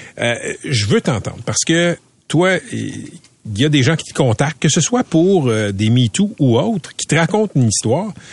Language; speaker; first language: French; native; French